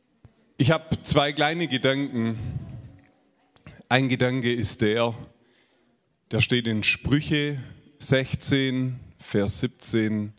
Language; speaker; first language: German; native; German